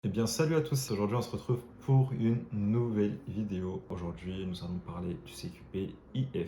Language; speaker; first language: French; native; French